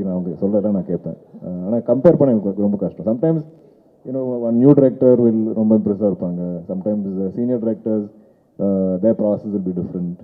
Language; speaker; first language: Tamil; non-native, local second language; Malayalam